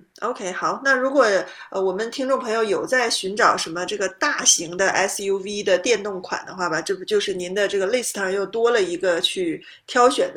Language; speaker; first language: Chinese; native; Chinese